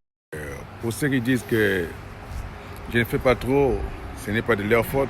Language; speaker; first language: French; non-native, local second language; Lingala